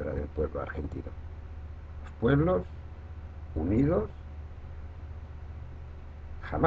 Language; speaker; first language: Spanish; non-native, local second language; Catalan